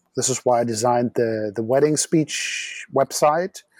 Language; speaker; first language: English; non-native, fluent; German